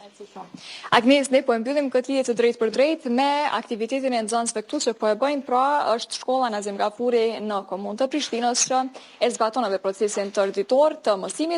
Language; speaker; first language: Albanian; native; Albanian